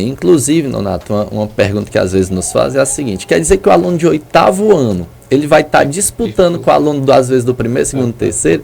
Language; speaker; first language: Portuguese; native; Portuguese